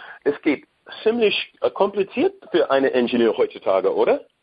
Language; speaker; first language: German; non-native, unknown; English